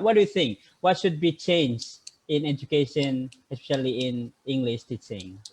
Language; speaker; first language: English; non-native, fluent; Indonesian